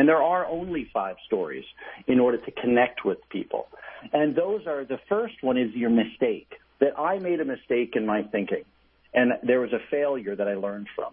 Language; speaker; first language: English; native; English